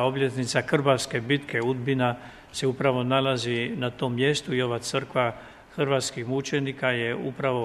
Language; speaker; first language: Croatian; native; Croatian